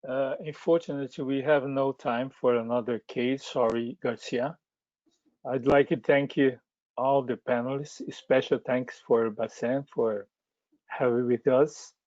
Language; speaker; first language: English; non-native, learner; Portuguese